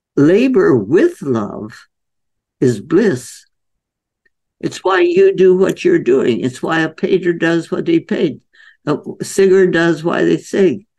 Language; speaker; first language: English; native; English